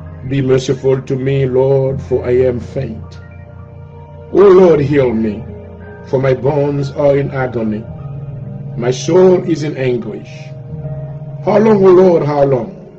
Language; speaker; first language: English; non-native, fluent; Haitian Creole